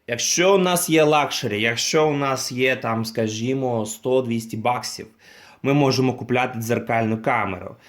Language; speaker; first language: Ukrainian; non-native, local second language; Russian